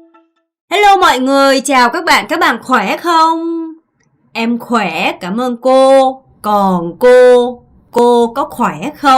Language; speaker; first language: Vietnamese; non-native, fluent; Korean